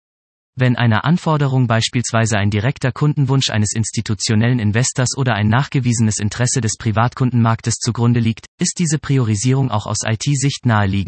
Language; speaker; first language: German; native; German